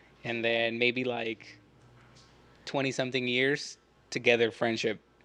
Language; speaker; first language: English; early bilingual, other home language; Spanish